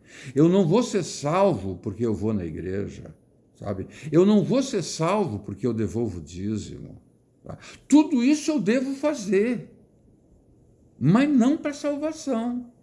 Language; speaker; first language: Portuguese; native; Portuguese